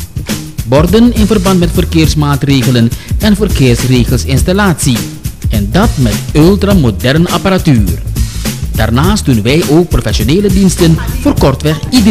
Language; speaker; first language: Dutch; native; Dutch